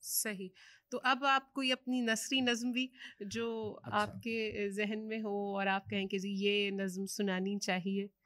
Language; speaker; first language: Urdu; native; Urdu